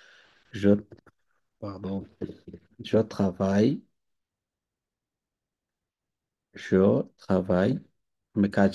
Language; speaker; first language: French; non-native, fluent; Bangla